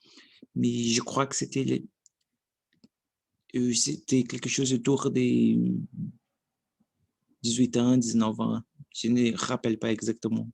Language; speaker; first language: French; non-native, learner; Portuguese